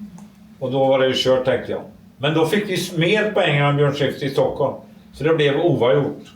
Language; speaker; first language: Swedish; native; Swedish